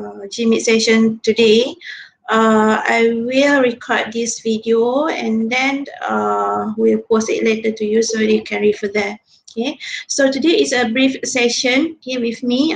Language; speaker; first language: English; non-native, local second language; Malay